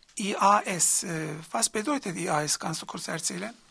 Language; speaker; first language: German; non-native, learner; Turkish